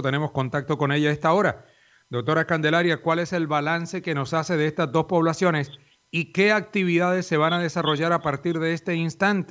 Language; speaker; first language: Spanish; native; Spanish